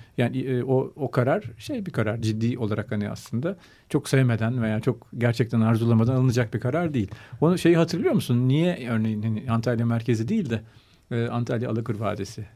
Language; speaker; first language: Turkish; native; Turkish